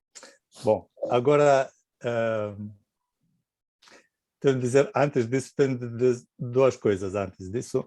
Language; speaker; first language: Portuguese; non-native, fluent; Romanian